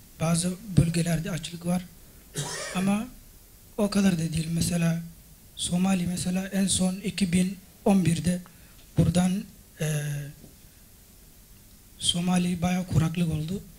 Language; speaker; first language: Turkish; non-native, fluent; Somali